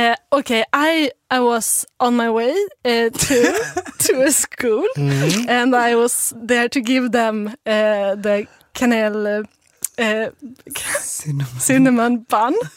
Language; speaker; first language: English; non-native, learner; Swedish